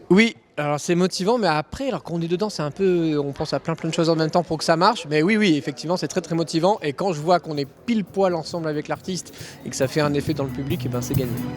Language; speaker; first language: French; native; French